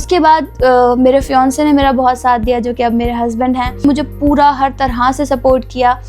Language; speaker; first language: Urdu; native; Urdu